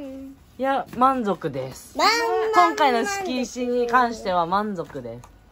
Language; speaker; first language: Japanese; native; Japanese